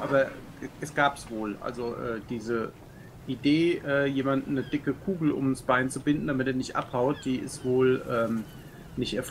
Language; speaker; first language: German; native; German